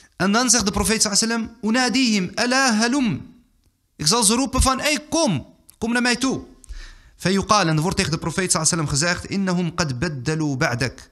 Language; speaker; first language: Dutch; early bilingual, other home language; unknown